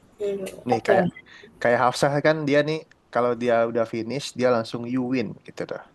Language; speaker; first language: Indonesian; native; Indonesian